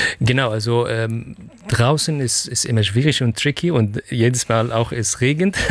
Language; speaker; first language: German; non-native, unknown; Arabic